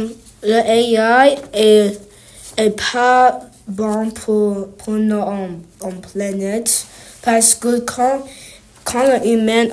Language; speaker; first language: French; non-native, learner; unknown